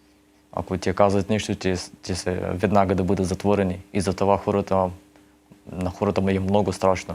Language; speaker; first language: Bulgarian; early bilingual, heritage; Russian